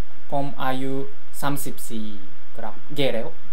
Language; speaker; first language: Thai; non-native, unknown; Japanese